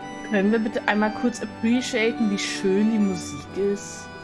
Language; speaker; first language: German; native; German